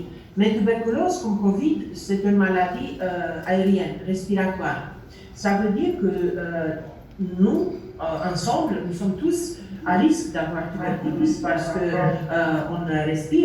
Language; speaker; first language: French; non-native, learner; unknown